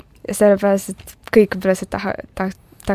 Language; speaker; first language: Estonian; non-native, local second language; Russian